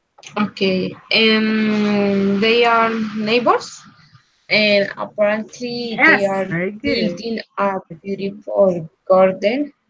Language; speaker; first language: English; non-native, learner; Spanish